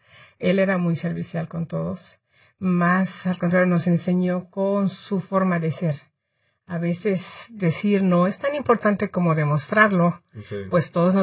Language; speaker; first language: Spanish; native; Spanish